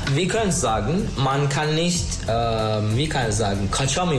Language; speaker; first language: German; non-native, learner; Turkish